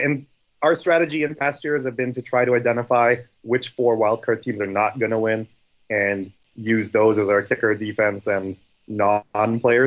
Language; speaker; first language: English; native; English